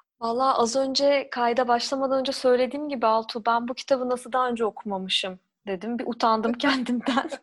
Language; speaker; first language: Turkish; native; Turkish